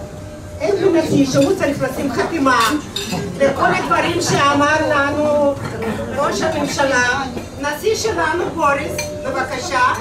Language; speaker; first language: Hebrew; non-native, fluent; Russian